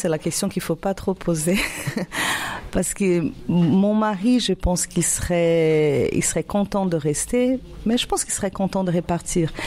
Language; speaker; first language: French; non-native, fluent; Portuguese